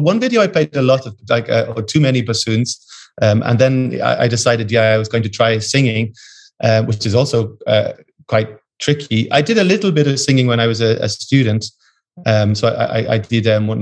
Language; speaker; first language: English; native; English